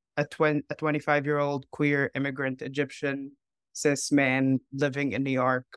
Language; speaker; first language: English; non-native, fluent; Arabic